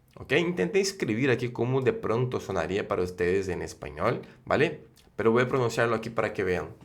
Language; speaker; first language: Spanish; non-native, fluent; Portuguese